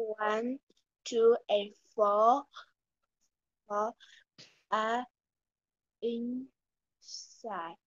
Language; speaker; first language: English; non-native, learner; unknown